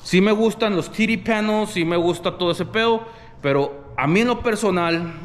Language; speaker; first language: Spanish; early bilingual, other home language; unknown